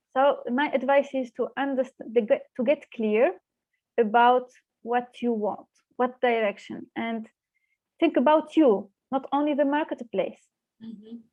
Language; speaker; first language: English; non-native, fluent; Arabic